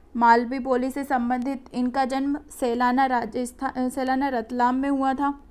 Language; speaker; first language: Hindi; native; Hindi